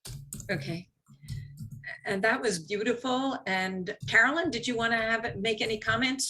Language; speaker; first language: English; native; English